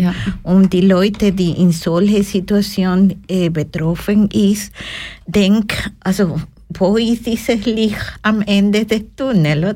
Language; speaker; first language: German; non-native, learner; Spanish